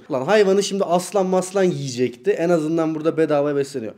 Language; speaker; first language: Turkish; native; Turkish